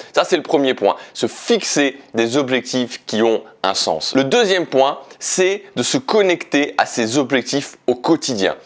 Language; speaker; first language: French; native; French